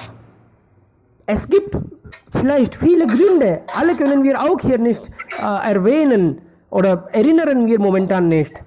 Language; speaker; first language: German; non-native, fluent; Hindi